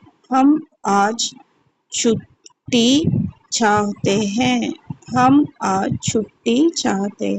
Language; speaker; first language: Hindi; non-native, local second language; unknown